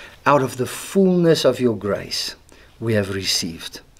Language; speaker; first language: English; non-native, local second language; Afrikaans